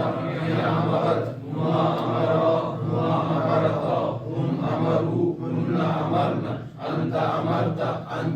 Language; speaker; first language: Arabic; non-native, learner; Urdu